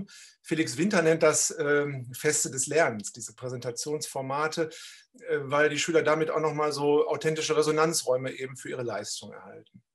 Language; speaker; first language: German; native; German